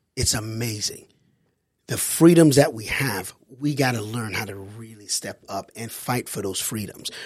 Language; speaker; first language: English; early bilingual, other home language; Haitian Creole